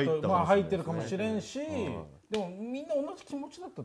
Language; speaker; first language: Japanese; native; Japanese